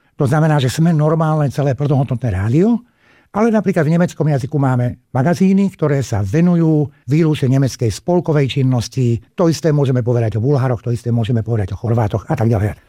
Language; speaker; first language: Slovak; non-native, local second language; Hungarian